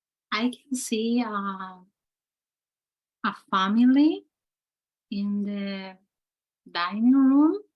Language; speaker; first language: English; non-native, learner; Spanish